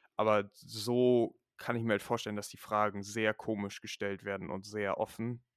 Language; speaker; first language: German; native; German